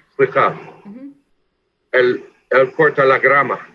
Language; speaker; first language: Hebrew; non-native, fluent; English